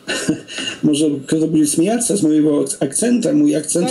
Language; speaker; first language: Russian; non-native, learner; Polish